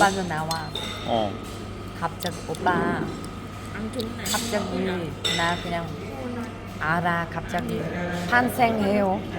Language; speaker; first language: Korean; non-native, learner; Vietnamese